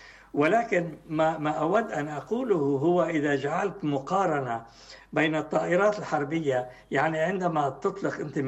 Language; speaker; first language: Arabic; native; Arabic